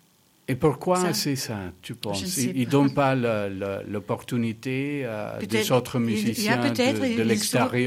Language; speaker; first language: French; non-native, fluent; Spanish